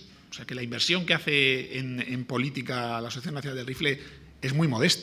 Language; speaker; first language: Spanish; native; Spanish